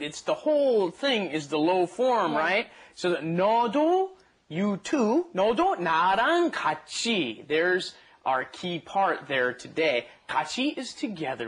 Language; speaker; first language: English; native; English